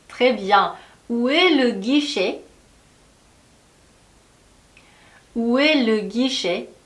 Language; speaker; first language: French; non-native, learner; Korean